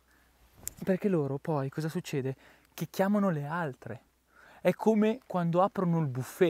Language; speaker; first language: Italian; native; Italian